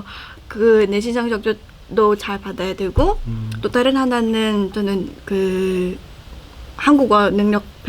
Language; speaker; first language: Korean; non-native, fluent; Khmer